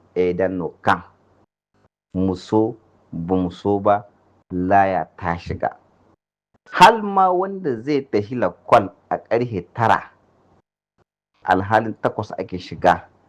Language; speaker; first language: Hausa; native; Hausa